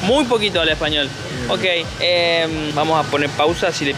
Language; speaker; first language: Spanish; native; Spanish